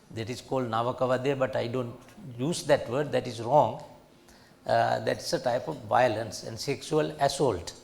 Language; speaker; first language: English; non-native, local second language; Sinhala